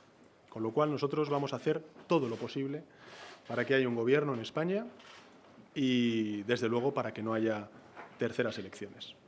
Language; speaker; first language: Spanish; native; Spanish